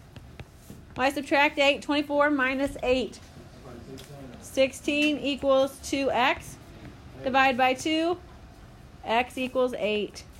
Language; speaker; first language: English; native; English